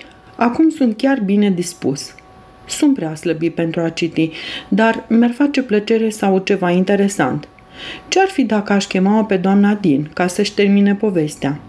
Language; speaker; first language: Romanian; native; Romanian